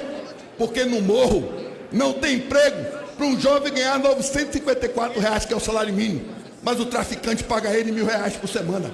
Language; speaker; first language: Portuguese; native; Portuguese